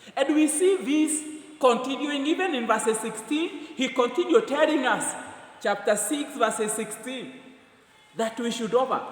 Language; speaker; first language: English; non-native, local second language; Swahili